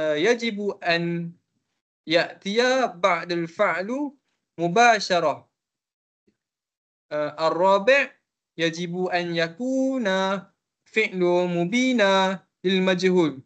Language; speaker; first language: Arabic; non-native, learner; Malay